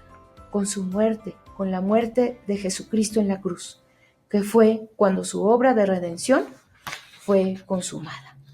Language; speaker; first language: Spanish; native; Spanish